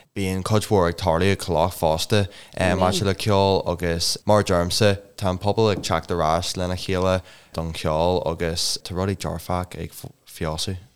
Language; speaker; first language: Irish; non-native, local second language; English